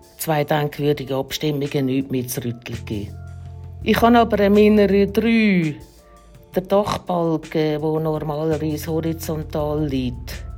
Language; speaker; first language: German; native; German